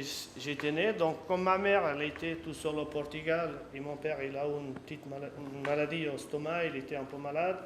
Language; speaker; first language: French; non-native, fluent; Portuguese